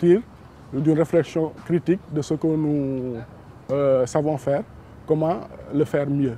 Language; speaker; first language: French; non-native, local second language; Wolof